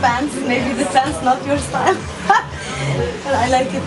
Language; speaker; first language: English; non-native, learner; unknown